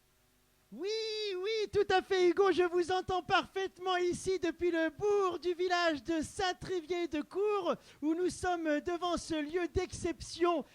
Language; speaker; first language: French; native; French